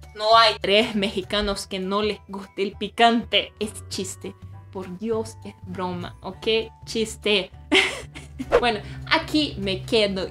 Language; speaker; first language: Spanish; non-native, fluent; Portuguese